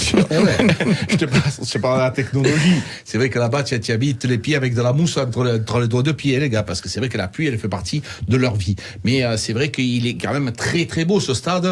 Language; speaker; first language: French; native; French